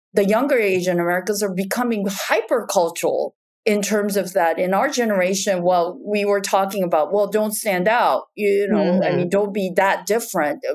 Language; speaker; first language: English; non-native, fluent; Japanese